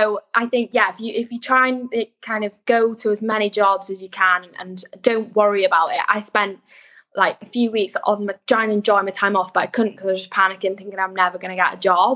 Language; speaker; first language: English; native; English